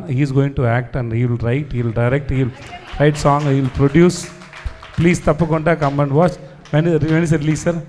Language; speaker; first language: Telugu; non-native, local second language; Tamil